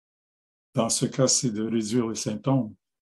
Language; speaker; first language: French; non-native, local second language; English